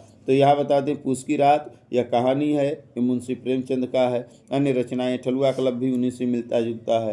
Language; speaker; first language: Hindi; native; Hindi